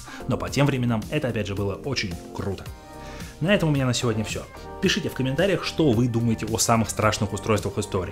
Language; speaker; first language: Russian; native; Russian